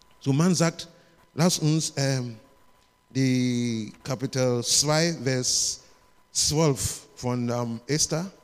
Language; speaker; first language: German; non-native, learner; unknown